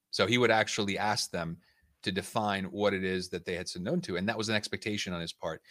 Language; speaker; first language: English; native; English